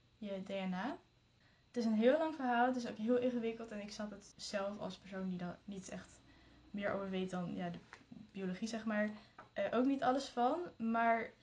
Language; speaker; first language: Dutch; early bilingual, other home language; French